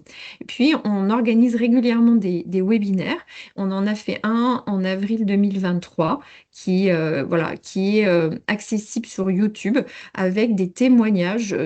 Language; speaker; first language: French; native; French